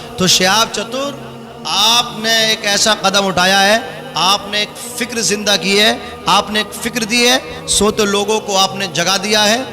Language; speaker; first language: Urdu; native; Urdu